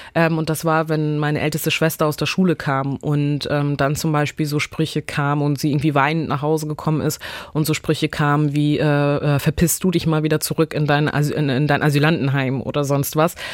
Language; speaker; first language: German; early bilingual, other home language; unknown